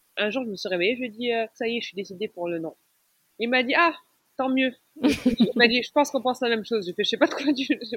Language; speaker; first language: French; non-native, local second language; Arabic